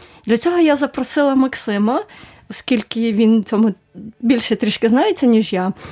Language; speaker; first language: Ukrainian; native; Ukrainian